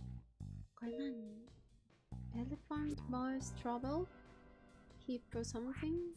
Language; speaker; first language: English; non-native, learner; Japanese